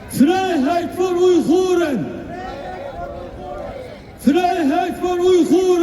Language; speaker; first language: Dutch; non-native, fluent; Uyghur